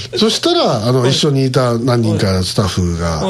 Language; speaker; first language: Japanese; native; Japanese